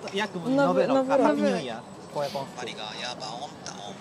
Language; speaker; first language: Polish; non-native, learner; Japanese